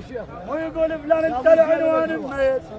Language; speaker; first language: Arabic; native; Arabic